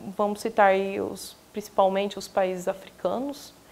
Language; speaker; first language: Portuguese; native; Portuguese